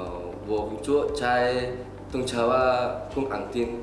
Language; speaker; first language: Chinese; non-native, learner; Indonesian